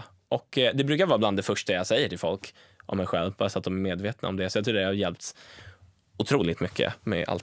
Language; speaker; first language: Swedish; native; Swedish